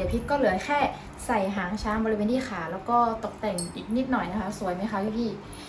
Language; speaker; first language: Thai; non-native, local second language; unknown